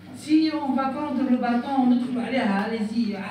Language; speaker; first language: French; non-native, local second language; Arabic